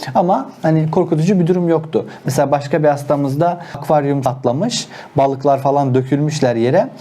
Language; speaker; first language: Turkish; non-native, local second language; Azerbaijani